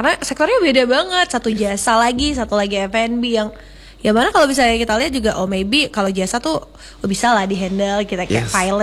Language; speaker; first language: Indonesian; native; Indonesian